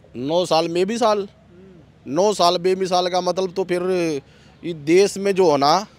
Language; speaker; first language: Hindi; native; Hindi